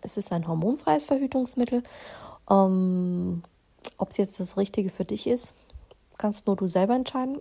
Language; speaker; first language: German; native; German